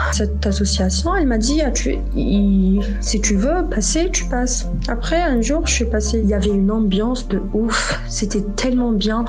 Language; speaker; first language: French; non-native, local second language; Arabic